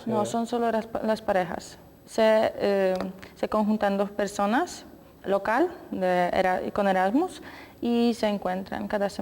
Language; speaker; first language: Spanish; non-native, learner; Polish